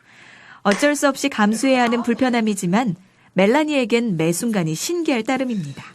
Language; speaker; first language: Korean; native; Korean